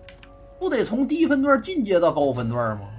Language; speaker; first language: Chinese; native; Chinese